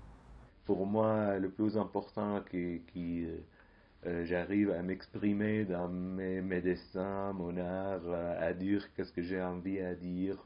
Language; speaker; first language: French; non-native, fluent; Arabic